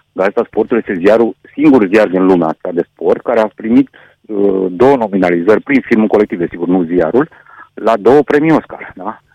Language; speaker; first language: Romanian; non-native, local second language; Hungarian